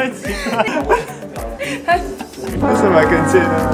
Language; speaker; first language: Chinese; non-native, fluent; French